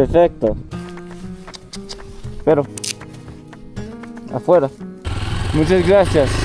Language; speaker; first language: Spanish; non-native, learner; English